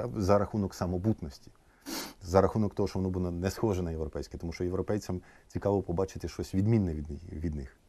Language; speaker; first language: Ukrainian; native; Ukrainian